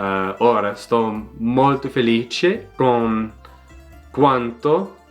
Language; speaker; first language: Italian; non-native, learner; English